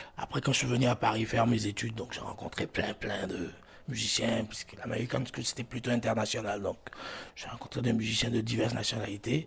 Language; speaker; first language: French; non-native, local second language; Fon